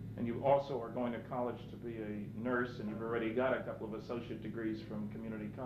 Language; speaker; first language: English; native; English